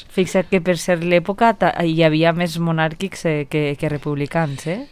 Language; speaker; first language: Catalan; native; Catalan